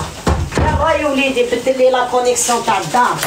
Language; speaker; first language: Arabic; native; Arabic